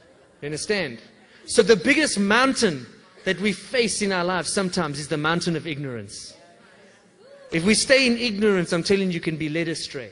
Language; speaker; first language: English; native; English